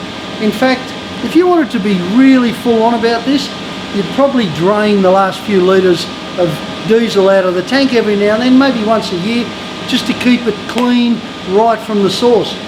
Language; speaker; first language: English; native; English